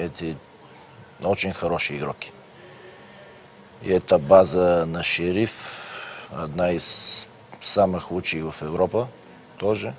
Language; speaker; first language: Russian; non-native, learner; Bulgarian